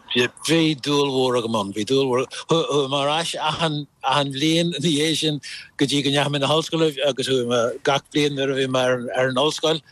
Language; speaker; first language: Irish; non-native, local second language; English